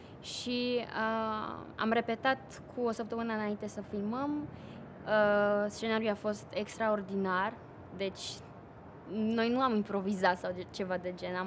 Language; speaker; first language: Romanian; early bilingual, heritage; German